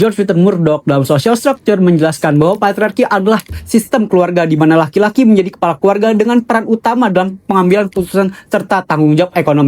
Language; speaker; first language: Indonesian; native; Indonesian